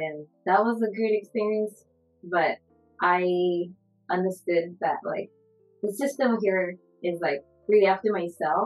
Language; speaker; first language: English; non-native, fluent; Japanese